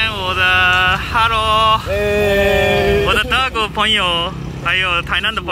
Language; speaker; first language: Chinese; non-native, learner; Japanese